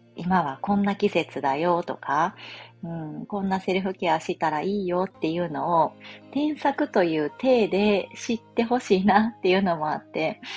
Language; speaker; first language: Japanese; native; Japanese